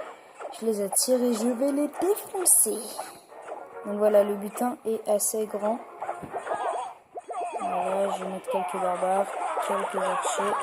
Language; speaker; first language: French; native; French